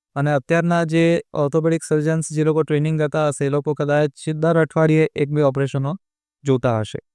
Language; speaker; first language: Gujarati; native; Gujarati